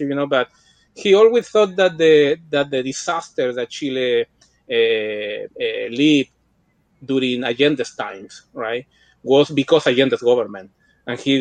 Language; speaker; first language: English; non-native, fluent; Spanish